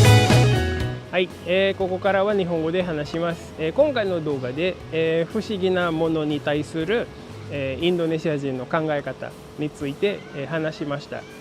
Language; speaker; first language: Japanese; non-native, fluent; Indonesian